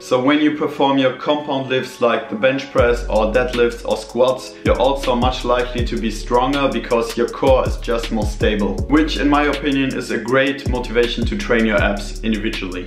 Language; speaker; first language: English; non-native, fluent; German